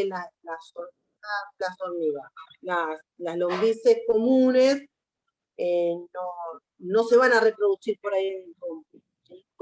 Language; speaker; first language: Spanish; native; Spanish